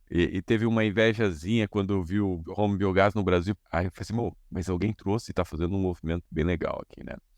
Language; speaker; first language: Portuguese; native; Portuguese